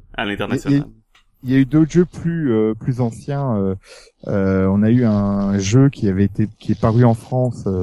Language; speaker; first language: French; native; French